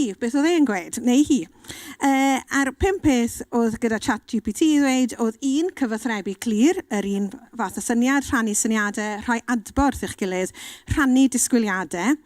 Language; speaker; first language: Welsh; native; Welsh